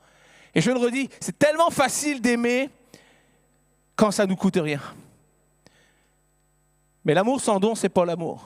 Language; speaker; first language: French; native; French